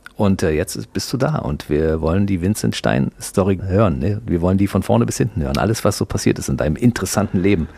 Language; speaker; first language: German; native; German